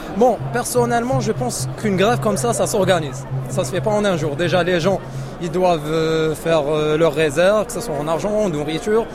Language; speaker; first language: French; non-native, local second language; Arabic